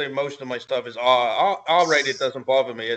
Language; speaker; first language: English; native; English